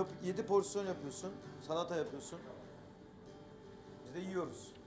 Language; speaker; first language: Turkish; native; Turkish